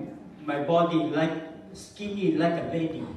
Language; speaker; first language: English; non-native, learner; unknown